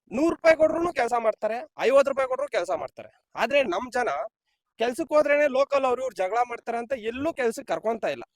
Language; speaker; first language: Kannada; native; Kannada